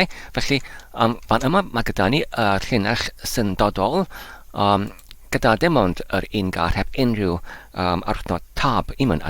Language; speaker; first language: Welsh; non-native, learner; English